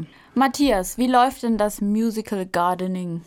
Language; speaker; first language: German; native; German